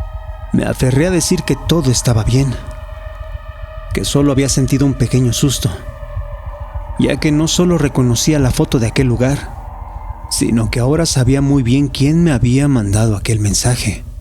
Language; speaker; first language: Spanish; native; Spanish